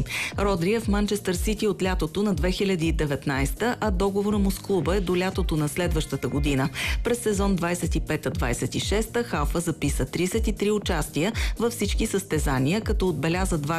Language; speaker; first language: Bulgarian; native; Bulgarian